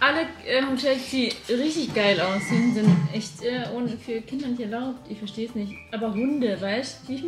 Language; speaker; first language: German; native; German